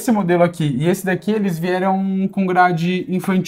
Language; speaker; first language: Portuguese; native; Portuguese